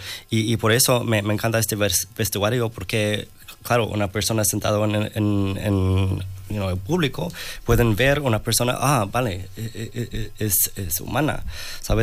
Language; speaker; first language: Spanish; non-native, learner; English